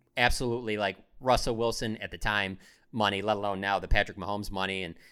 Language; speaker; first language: English; native; English